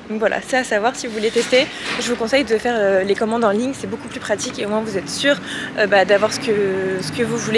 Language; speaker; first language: French; native; French